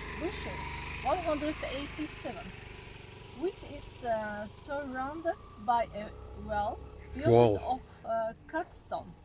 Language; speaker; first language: English; non-native, learner; Turkish